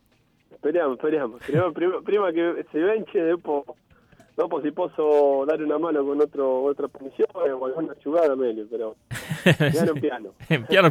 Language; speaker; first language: Italian; non-native, fluent; Spanish